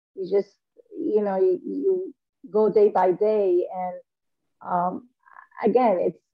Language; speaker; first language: English; non-native, fluent; Arabic